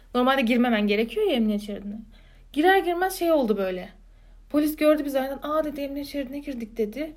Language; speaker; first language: Turkish; native; Turkish